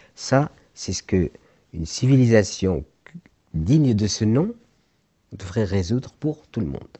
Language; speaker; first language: French; non-native, local second language; Arabic